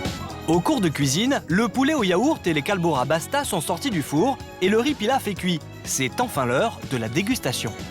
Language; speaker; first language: French; native; French